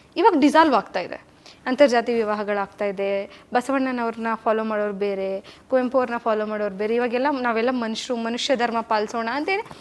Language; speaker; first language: Kannada; native; Kannada